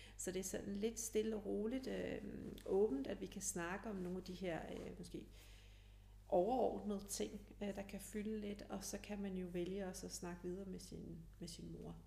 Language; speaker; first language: Danish; early bilingual, other home language; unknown